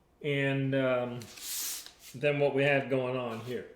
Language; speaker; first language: English; native; English